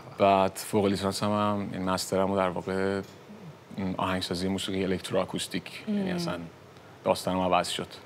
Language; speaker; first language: Persian; native; Persian